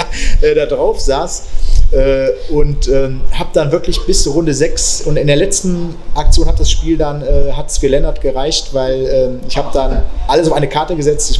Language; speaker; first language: German; native; German